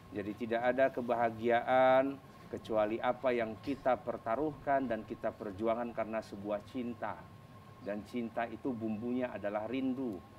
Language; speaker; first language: Indonesian; native; Indonesian